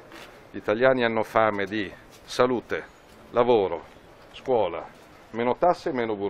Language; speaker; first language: Italian; native; Italian